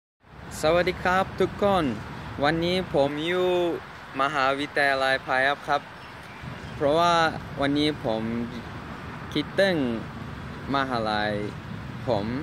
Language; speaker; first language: Thai; non-native, learner; English